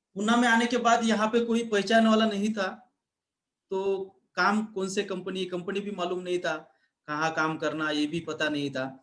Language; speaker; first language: Hindi; non-native, local second language; Marathi